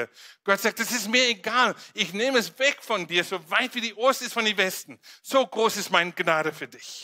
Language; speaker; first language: German; non-native, fluent; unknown